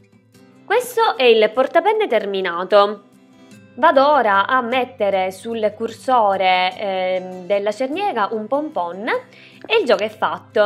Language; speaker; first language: Italian; native; Italian